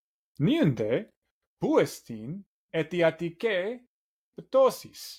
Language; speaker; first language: Greek; non-native, learner; English